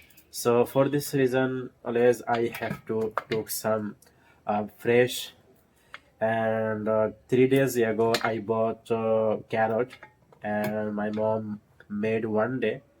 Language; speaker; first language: English; non-native, learner; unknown